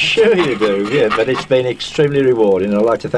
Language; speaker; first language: English; native; English